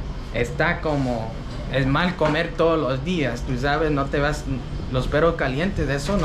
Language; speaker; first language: Spanish; early bilingual, heritage; Spanish